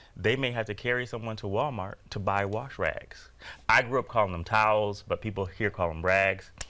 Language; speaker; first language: English; native; English